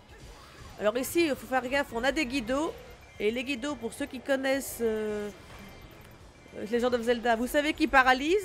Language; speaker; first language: French; native; French